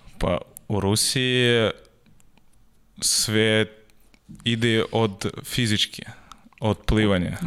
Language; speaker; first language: Serbian; non-native, learner; Russian